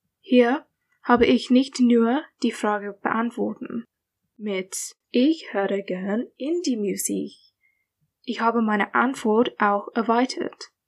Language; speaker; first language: German; non-native, learner; English